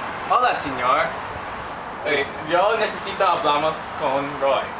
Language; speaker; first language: Spanish; non-native, learner; English